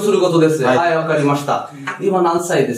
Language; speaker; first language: Japanese; non-native, fluent; Bangla